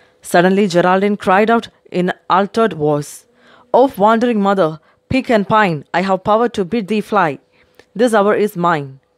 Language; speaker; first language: English; non-native, local second language; Malayalam